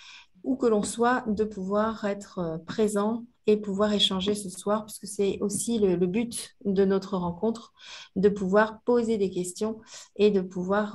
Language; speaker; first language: French; native; French